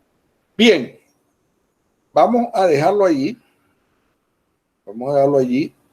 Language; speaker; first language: Spanish; native; Spanish